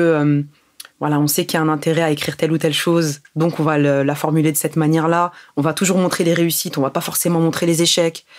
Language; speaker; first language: French; early bilingual, other home language; Arabic